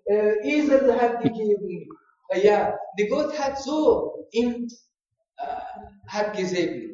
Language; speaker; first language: German; non-native, learner; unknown